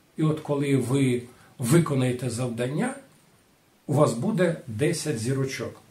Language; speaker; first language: Ukrainian; non-native, local second language; Rusyn